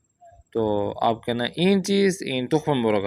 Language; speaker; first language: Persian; non-native, fluent; Urdu